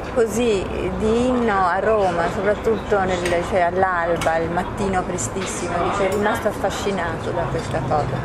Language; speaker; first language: Italian; native; Italian